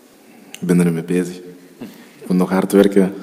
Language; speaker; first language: Dutch; early bilingual, other home language; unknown